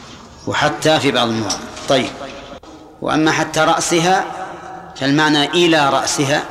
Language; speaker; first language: Arabic; native; Arabic